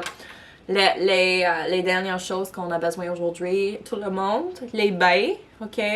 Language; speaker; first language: French; non-native, local second language; English